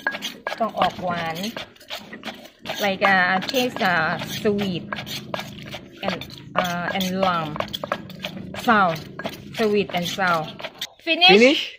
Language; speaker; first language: English; non-native, learner; Thai